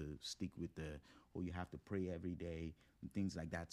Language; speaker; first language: English; non-native, local second language; Yoruba